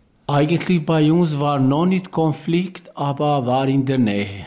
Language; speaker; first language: German; non-native, learner; Albanian